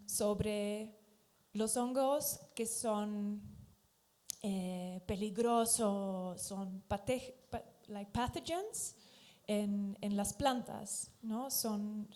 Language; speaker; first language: Spanish; non-native, fluent; Dutch